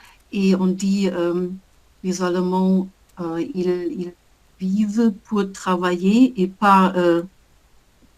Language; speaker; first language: French; non-native, learner; German